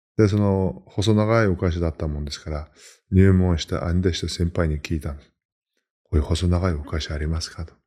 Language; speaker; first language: Japanese; non-native, fluent; Mongolian